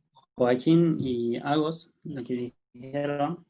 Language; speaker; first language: Spanish; non-native, fluent; Turkish